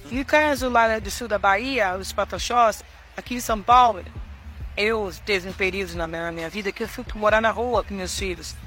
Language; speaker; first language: Portuguese; native; Portuguese